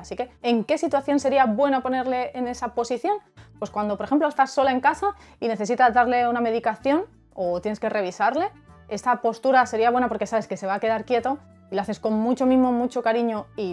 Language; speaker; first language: Spanish; native; Spanish